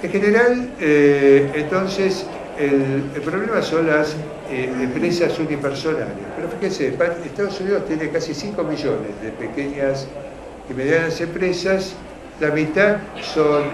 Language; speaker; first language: Spanish; native; Spanish